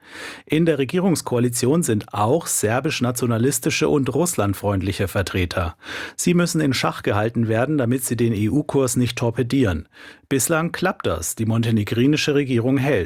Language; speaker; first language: German; native; German